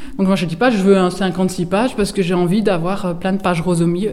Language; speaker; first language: French; native; French